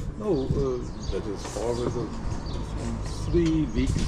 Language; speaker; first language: English; non-native, learner; German